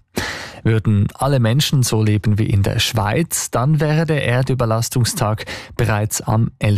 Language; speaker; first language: German; native; German